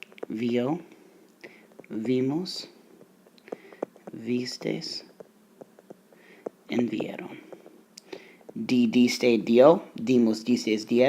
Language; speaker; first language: Spanish; non-native, fluent; English